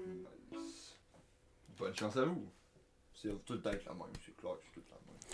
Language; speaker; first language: French; native; French